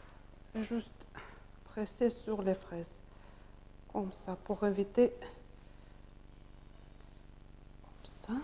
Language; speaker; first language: French; non-native, learner; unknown